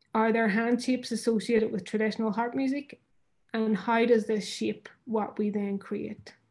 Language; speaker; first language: English; native; English